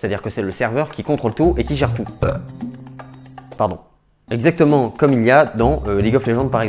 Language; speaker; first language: French; native; French